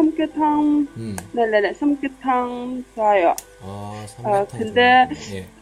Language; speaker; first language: Korean; non-native, learner; Chinese